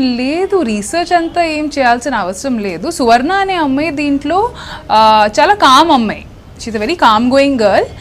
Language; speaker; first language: Telugu; non-native, local second language; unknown